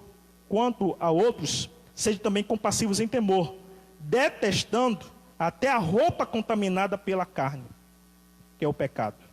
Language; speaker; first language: Portuguese; native; Portuguese